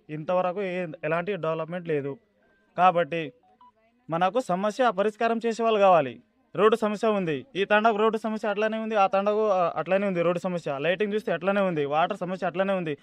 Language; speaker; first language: Telugu; non-native, local second language; Lambadi